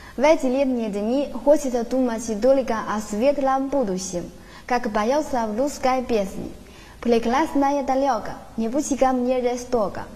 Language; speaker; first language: Russian; non-native, fluent; Chinese